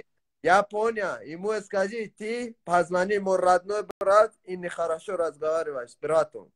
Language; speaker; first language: Russian; non-native, learner; Tajik